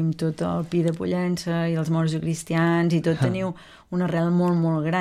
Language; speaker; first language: Catalan; native; Catalan